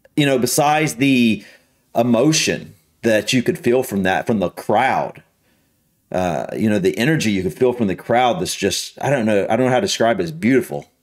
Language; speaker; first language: English; native; English